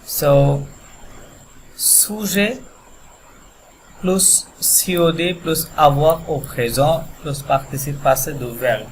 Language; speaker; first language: French; non-native, fluent; Bangla